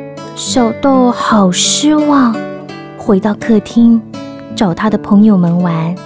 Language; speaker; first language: Chinese; native; Chinese